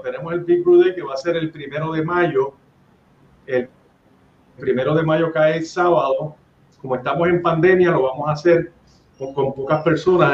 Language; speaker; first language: Spanish; native; Spanish